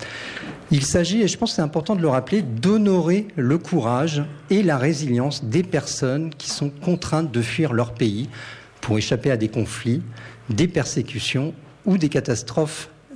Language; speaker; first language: French; native; French